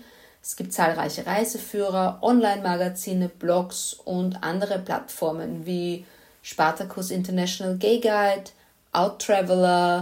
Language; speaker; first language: German; native; German